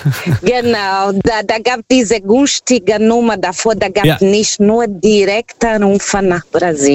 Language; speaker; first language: German; non-native, fluent; Portuguese